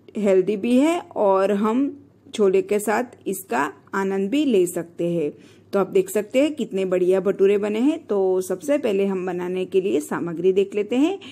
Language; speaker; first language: Hindi; non-native, local second language; Gujarati